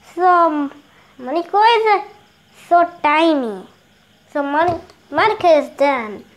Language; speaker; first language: English; non-native, local second language; Bangla